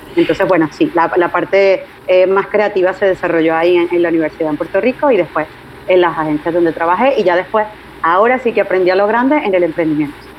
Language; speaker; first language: Spanish; native; Spanish